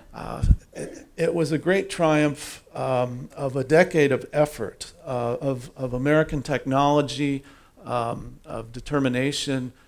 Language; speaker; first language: English; native; English